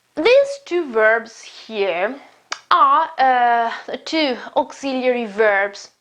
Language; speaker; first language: English; non-native, fluent; Italian